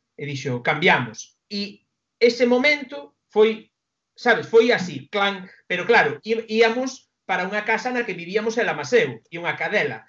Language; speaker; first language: Galician; non-native, local second language; Spanish